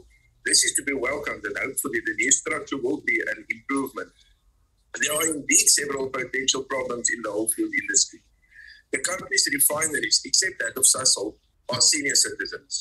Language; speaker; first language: English; non-native, local second language; Afrikaans